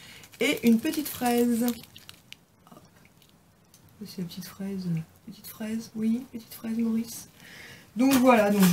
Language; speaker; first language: French; native; French